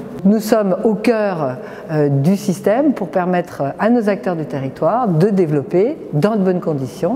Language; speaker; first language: French; native; French